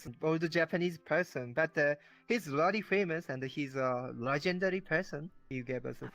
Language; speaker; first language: English; non-native, learner; Japanese